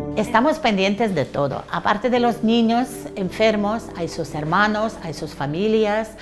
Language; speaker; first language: Spanish; non-native, fluent; Ukrainian